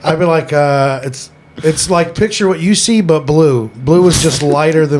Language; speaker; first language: English; native; English